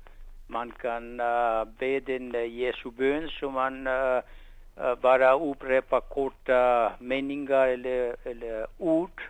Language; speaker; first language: Swedish; non-native, fluent; Spanish